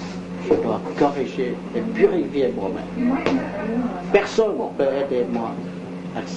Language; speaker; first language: French; non-native, local second language; Vietnamese